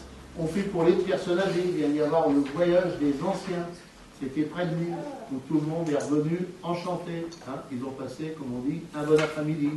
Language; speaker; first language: French; native; French